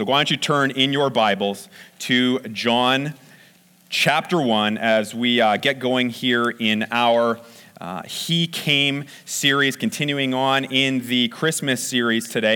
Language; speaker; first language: English; native; English